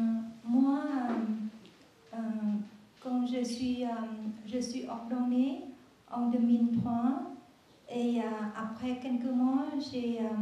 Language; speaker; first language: French; non-native, learner; Vietnamese